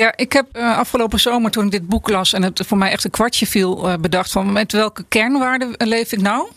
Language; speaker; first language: Dutch; native; Dutch